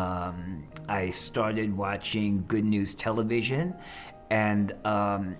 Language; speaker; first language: English; native; English